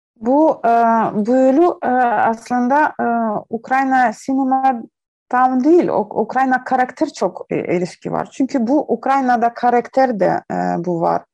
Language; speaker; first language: Turkish; non-native, learner; Ukrainian